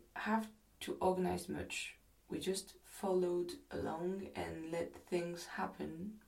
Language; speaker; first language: English; non-native, fluent; French